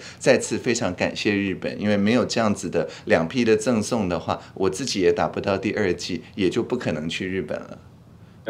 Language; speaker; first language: Chinese; native; Chinese